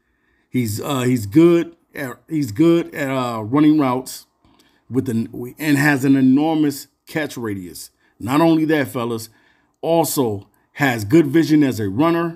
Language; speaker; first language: English; native; English